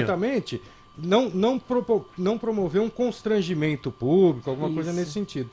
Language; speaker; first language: Portuguese; native; Portuguese